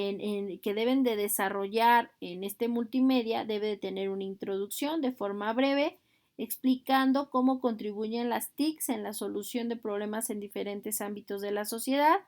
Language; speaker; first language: Spanish; native; Spanish